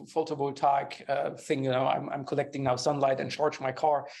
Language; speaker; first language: English; non-native, fluent; German